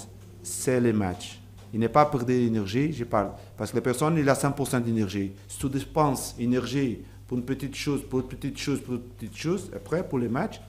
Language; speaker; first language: French; non-native, learner; Portuguese